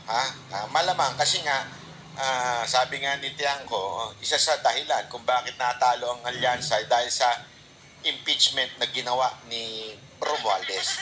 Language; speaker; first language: Filipino; non-native, local second language; Cebuano